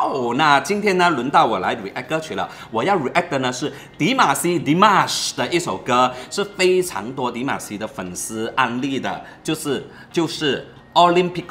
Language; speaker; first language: Chinese; native; Chinese